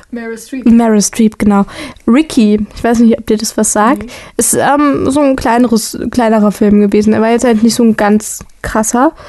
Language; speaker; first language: German; native; German